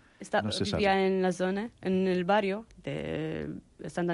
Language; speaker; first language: Spanish; non-native, fluent; Romanian